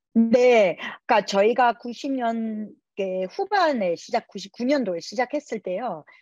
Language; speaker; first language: Korean; non-native, fluent; Hebrew